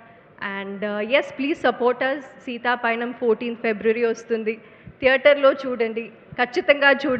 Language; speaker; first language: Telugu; non-native, local second language; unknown